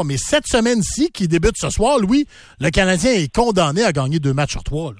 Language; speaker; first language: French; native; French